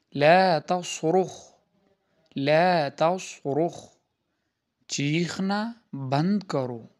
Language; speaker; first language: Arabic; non-native, fluent; Urdu